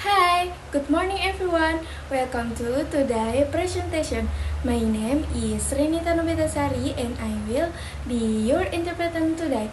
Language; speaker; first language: English; non-native, learner; Indonesian